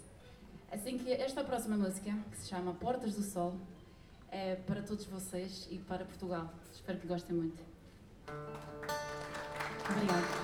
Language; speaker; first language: Portuguese; early bilingual, heritage; Spanish